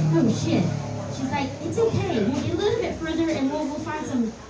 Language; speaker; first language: English; native; English